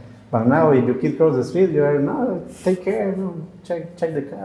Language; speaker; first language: English; non-native, learner; Spanish